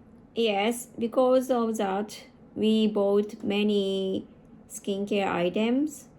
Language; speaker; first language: English; non-native, learner; Japanese